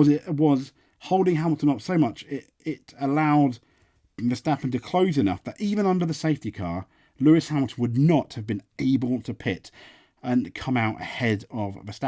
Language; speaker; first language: English; native; English